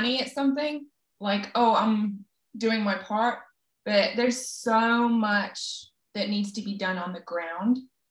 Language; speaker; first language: English; native; English